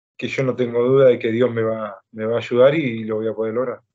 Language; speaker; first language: Spanish; native; Spanish